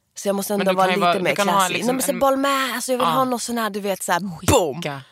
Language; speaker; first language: Swedish; early bilingual, other home language; Persian